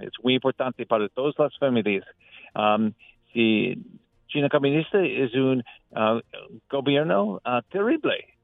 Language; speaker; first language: Spanish; non-native, learner; English